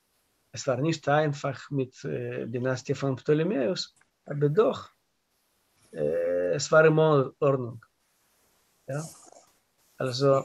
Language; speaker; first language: German; non-native, learner; Russian